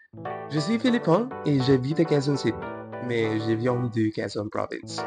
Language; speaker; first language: French; non-native, learner; Filipino